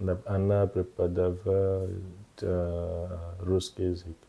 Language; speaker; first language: Russian; non-native, learner; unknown